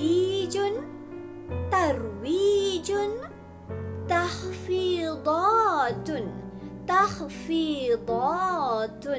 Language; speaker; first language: Arabic; non-native, fluent; Malay